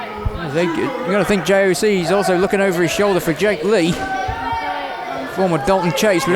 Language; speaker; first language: English; native; English